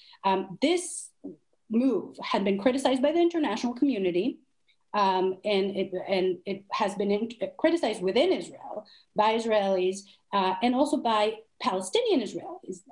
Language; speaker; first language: English; non-native, fluent; Hebrew